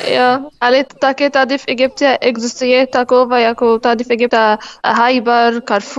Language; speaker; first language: Czech; non-native, learner; Arabic